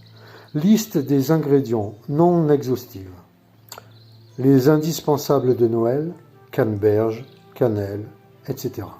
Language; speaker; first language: French; native; French